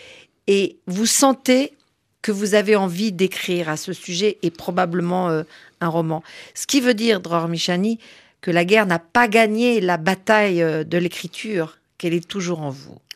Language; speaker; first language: French; native; French